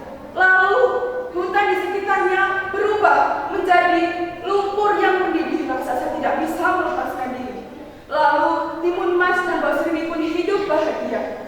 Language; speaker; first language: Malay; non-native, local second language; Javanese